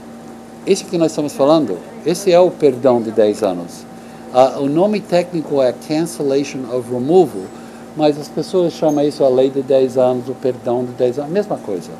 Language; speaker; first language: Portuguese; non-native, fluent; English